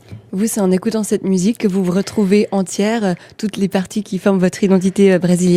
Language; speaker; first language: French; native; French